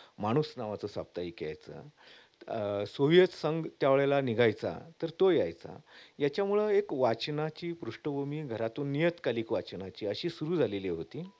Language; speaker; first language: Marathi; non-native, local second language; Kannada